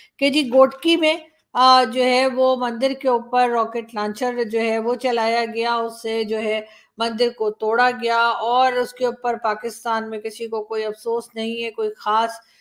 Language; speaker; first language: Urdu; native; Urdu